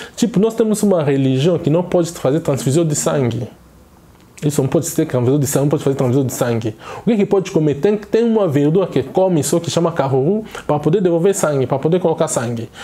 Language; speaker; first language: Portuguese; non-native, fluent; Swahili